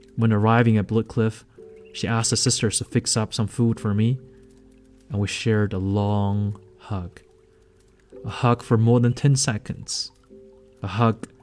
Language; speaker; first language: English; non-native, fluent; Chinese